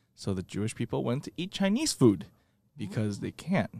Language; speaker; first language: English; non-native, fluent; Chinese